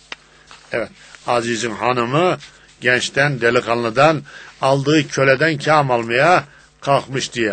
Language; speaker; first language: Turkish; native; Turkish